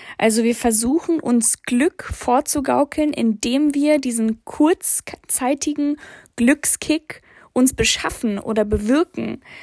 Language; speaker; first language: German; early bilingual, other home language; English